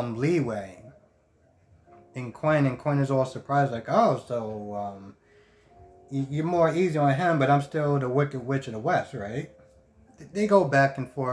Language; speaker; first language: English; native; English